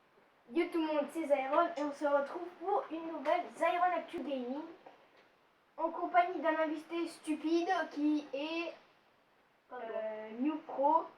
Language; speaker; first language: French; native; French